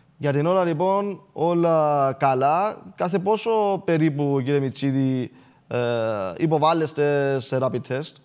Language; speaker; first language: Greek; native; Greek